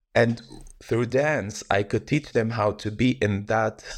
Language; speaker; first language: English; non-native, fluent; Arabic